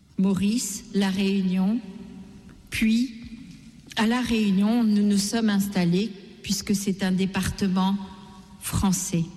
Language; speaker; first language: French; non-native, local second language; Gujarati